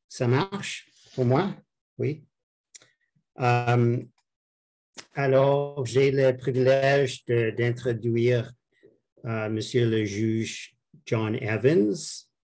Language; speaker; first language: French; non-native, fluent; English